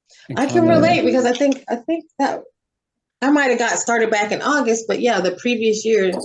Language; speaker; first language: English; native; English